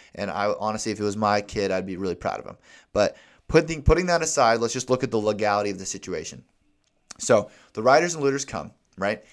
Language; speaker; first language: English; native; English